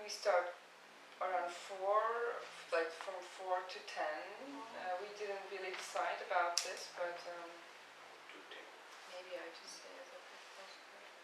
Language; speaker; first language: English; non-native, fluent; Turkish